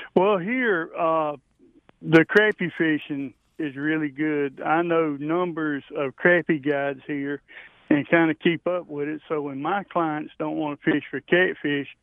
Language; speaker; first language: English; native; English